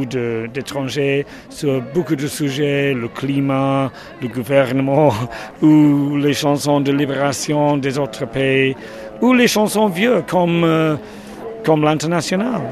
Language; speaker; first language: French; non-native, learner; English